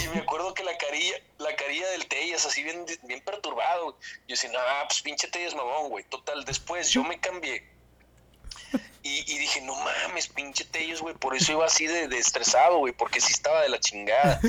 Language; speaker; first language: Spanish; native; Spanish